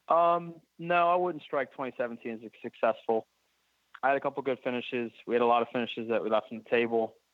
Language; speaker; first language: English; native; English